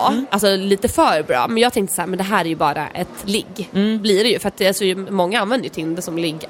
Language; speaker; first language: Swedish; early bilingual, other home language; Polish